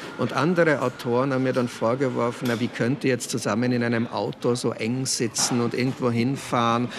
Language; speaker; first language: German; early bilingual, other home language; Czech